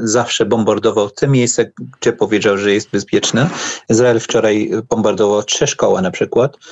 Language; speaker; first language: Polish; non-native, learner; Arabic